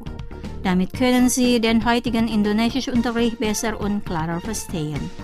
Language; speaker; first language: German; non-native, fluent; Indonesian